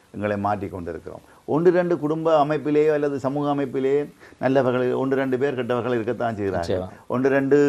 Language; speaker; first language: Tamil; native; Tamil